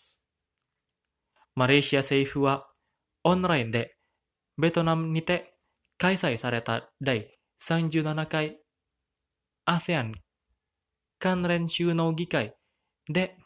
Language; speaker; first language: Japanese; non-native, fluent; Indonesian